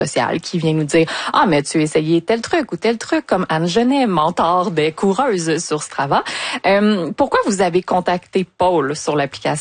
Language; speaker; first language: French; native; French